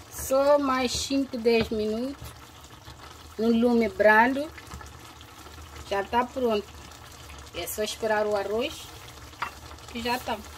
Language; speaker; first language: Portuguese; non-native, local second language; Upper Guinea Crioulo